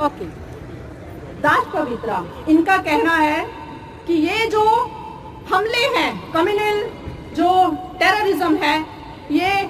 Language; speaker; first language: Hindi; native; Hindi